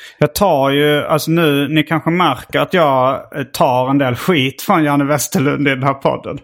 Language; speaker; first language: Swedish; native; Swedish